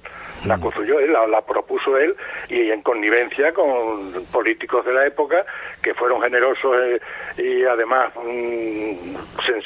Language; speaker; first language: Spanish; native; Spanish